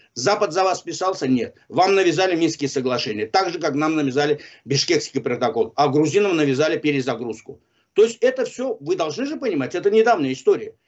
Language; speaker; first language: Russian; non-native, local second language; Azerbaijani